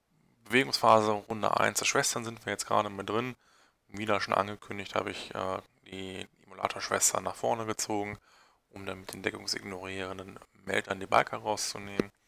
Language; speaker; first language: German; native; German